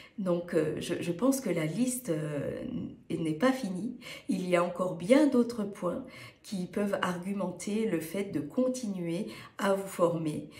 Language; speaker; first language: French; native; French